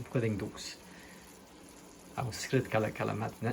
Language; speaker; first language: Portuguese; early bilingual, heritage; Portuguese